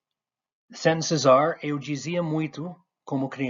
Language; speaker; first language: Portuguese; non-native, fluent; English